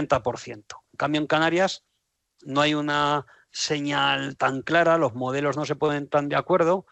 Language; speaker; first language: Spanish; native; Spanish